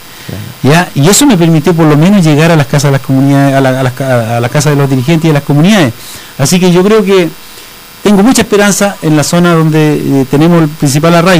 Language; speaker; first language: Spanish; native; Spanish